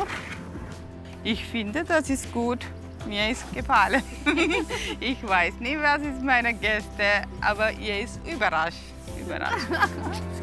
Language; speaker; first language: German; non-native, learner; Tamil